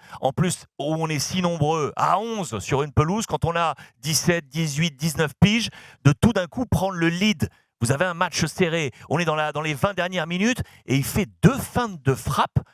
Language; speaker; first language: French; native; French